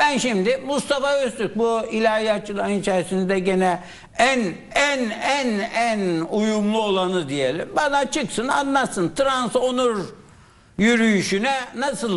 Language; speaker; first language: Turkish; native; Turkish